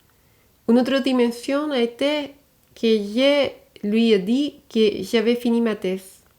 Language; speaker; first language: French; non-native, fluent; Spanish